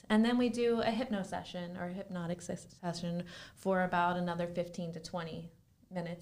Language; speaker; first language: English; native; English